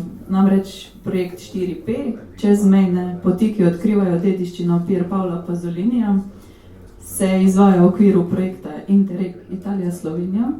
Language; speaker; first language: Slovenian; native; Slovenian